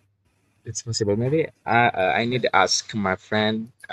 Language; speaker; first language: English; non-native, learner; Indonesian